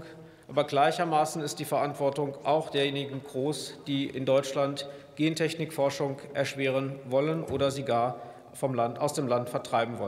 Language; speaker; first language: German; native; German